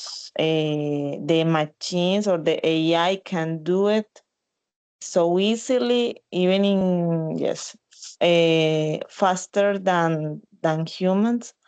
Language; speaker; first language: English; non-native, learner; Spanish